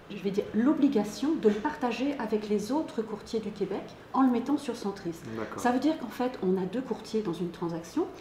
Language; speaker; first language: French; native; French